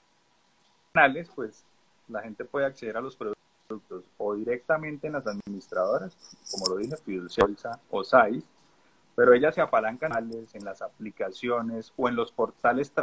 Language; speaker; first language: Spanish; native; Spanish